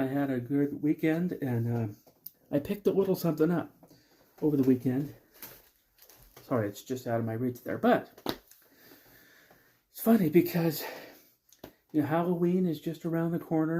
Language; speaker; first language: English; native; English